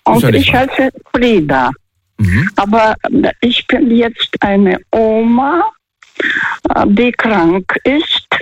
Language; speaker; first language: German; non-native, learner; Russian